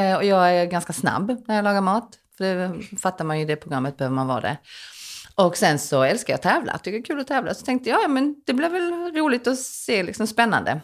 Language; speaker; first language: Swedish; early bilingual, other home language; Korean